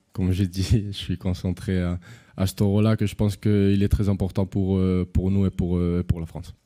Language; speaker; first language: French; non-native, fluent; Spanish